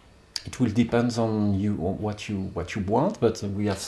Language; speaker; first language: English; non-native, learner; French